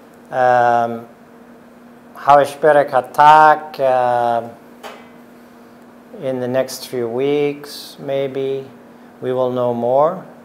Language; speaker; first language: English; native; English